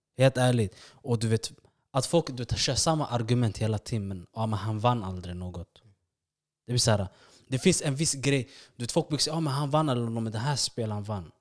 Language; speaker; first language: Swedish; early bilingual, other home language; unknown